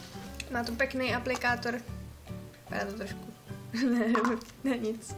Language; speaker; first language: Czech; native; Czech